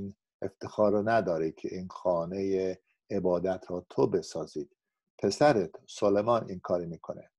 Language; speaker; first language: Persian; non-native, fluent; English